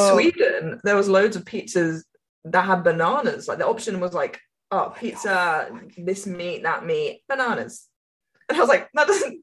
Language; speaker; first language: English; native; English